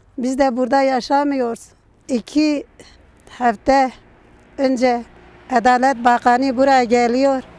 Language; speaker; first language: Turkish; non-native, local second language; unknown